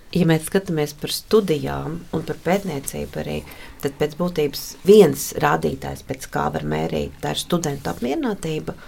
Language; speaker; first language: Latvian; native; Latvian